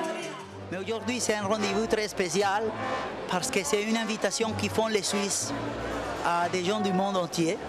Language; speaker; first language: French; non-native, fluent; Spanish